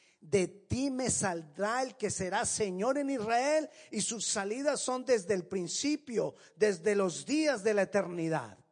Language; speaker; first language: Spanish; native; Spanish